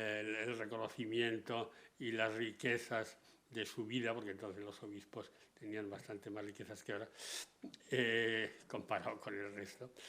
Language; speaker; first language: Spanish; native; Spanish